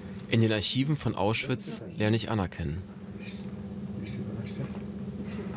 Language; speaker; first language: German; native; German